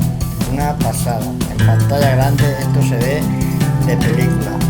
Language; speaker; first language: Spanish; native; Spanish